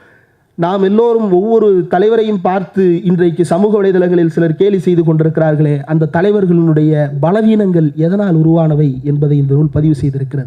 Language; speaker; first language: Tamil; native; Tamil